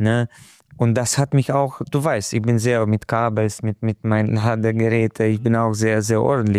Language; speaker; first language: German; non-native, local second language; Hungarian